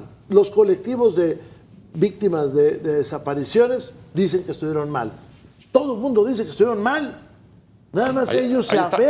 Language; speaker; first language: Spanish; native; Spanish